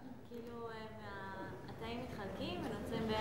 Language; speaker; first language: Hebrew; native; Hebrew